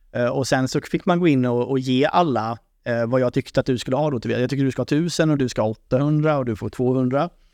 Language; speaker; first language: Swedish; native; Swedish